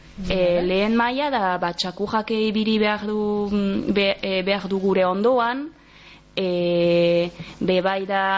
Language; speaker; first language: Basque; non-native, local second language; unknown